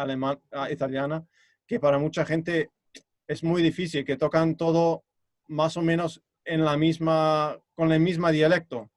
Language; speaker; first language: Spanish; non-native, fluent; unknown